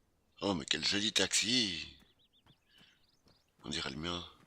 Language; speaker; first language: French; native; French